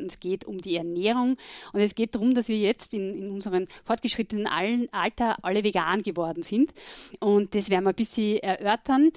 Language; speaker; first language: German; native; German